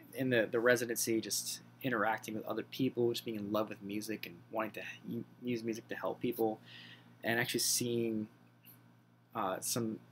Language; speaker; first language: English; native; English